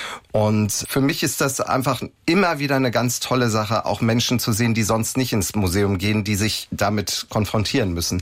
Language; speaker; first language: German; native; German